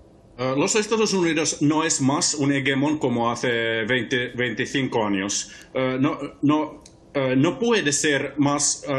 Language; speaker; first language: Spanish; non-native, fluent; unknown